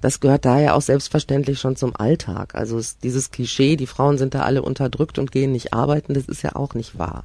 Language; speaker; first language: German; native; German